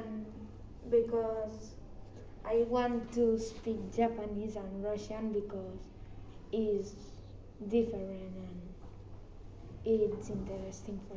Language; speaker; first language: English; non-native, learner; Catalan